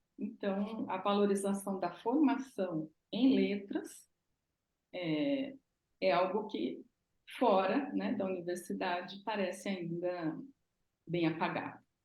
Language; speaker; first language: Portuguese; native; Portuguese